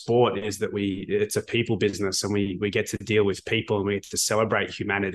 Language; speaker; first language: English; native; English